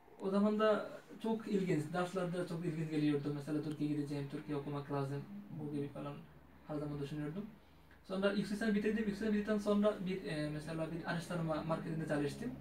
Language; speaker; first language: Turkish; non-native, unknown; Bangla